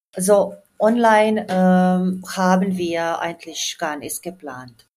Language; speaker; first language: German; non-native, fluent; Croatian